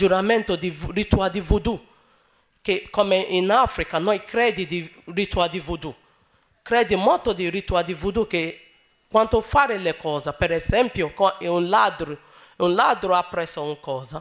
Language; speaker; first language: Italian; non-native, learner; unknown